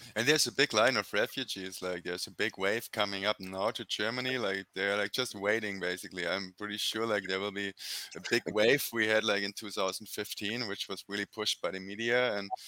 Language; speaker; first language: English; non-native, fluent; German